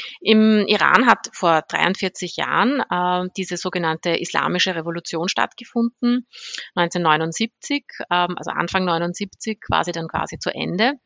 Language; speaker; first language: German; early bilingual, other home language; Persian